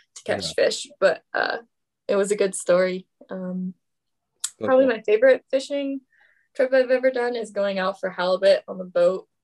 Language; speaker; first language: English; native; English